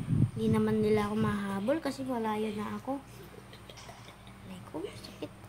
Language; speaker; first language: Filipino; native; Filipino